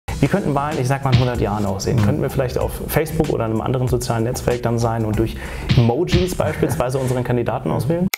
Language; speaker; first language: German; native; German